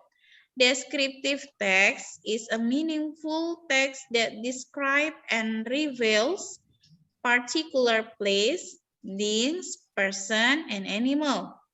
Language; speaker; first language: English; non-native, learner; Indonesian